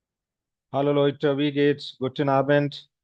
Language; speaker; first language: German; non-native, fluent; Hindi